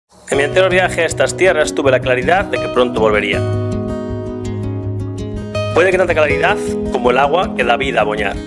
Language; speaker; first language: Spanish; native; Spanish